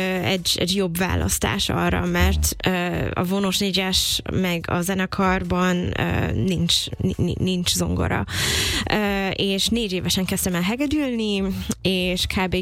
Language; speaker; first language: Hungarian; non-native, fluent; English